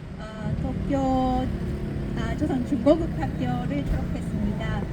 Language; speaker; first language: Korean; early bilingual, heritage; Japanese